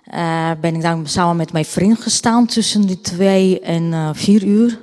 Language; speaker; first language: Dutch; non-native, fluent; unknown